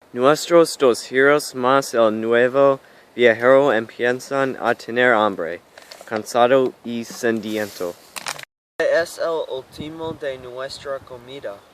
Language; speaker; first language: Spanish; non-native, learner; English